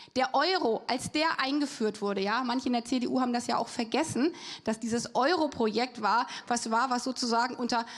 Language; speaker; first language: German; native; German